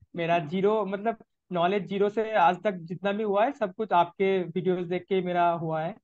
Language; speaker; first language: Hindi; non-native, local second language; Bangla